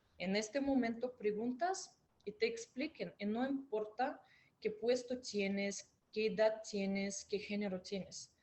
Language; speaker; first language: Spanish; non-native, fluent; Russian